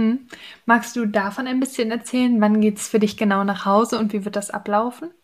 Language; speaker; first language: German; native; German